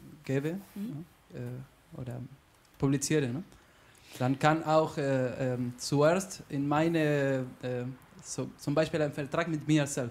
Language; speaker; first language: German; non-native, learner; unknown